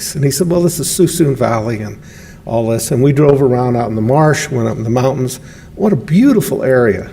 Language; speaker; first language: English; native; English